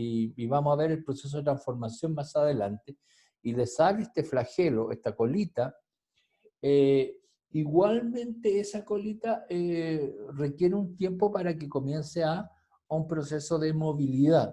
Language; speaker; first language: Spanish; native; Spanish